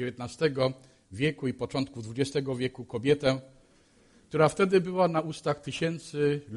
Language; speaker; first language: Polish; native; Polish